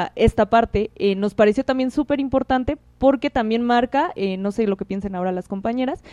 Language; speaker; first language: Spanish; native; Spanish